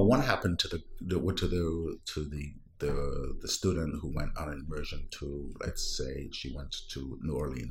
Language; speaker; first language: English; non-native, local second language; Welsh